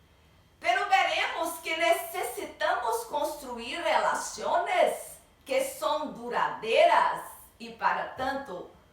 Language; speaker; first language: Spanish; non-native, learner; Portuguese